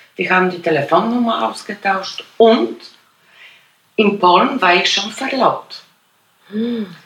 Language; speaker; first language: German; non-native, fluent; Polish